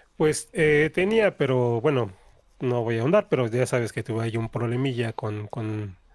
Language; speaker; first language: Spanish; native; Spanish